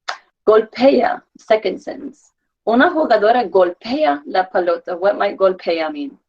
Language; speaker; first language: Spanish; non-native, fluent; English